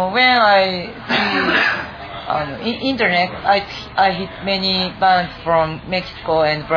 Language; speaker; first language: English; non-native, fluent; Japanese